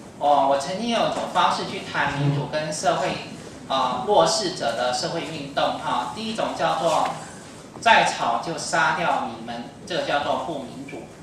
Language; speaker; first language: Chinese; native; Chinese